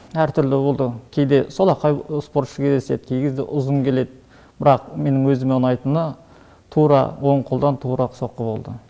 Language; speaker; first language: Kazakh; early bilingual, heritage; Kazakh